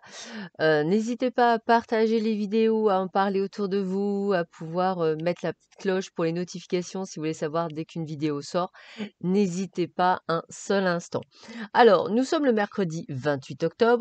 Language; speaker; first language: French; native; French